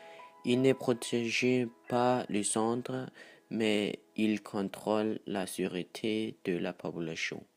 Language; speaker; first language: French; non-native, learner; Danish